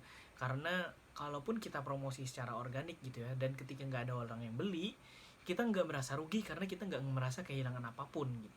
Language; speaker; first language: Indonesian; native; Indonesian